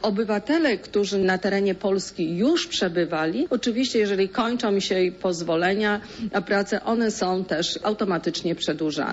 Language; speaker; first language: Polish; native; Polish